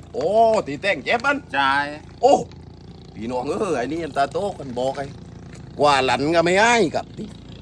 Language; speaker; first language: Thai; native; Thai